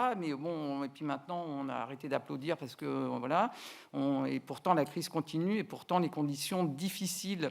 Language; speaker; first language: French; native; French